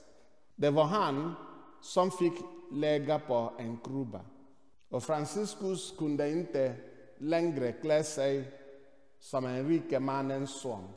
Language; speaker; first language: Swedish; non-native, fluent; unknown